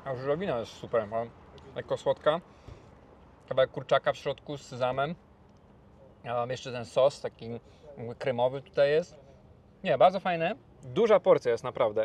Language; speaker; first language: Polish; native; Polish